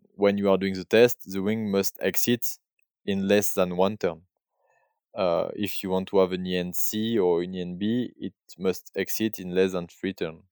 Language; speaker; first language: English; non-native, learner; French